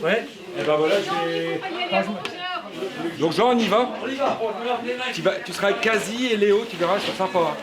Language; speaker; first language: French; native; French